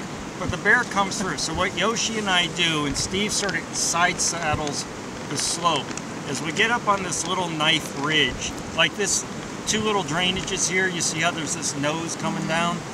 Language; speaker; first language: English; native; English